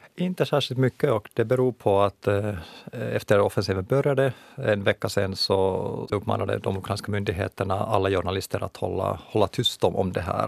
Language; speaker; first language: Swedish; non-native, local second language; Finnish